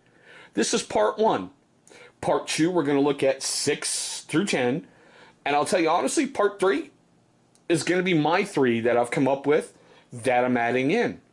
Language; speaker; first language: English; native; English